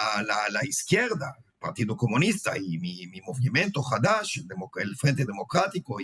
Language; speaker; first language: Spanish; non-native, fluent; Hebrew